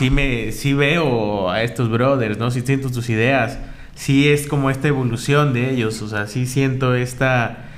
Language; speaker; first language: Spanish; native; Spanish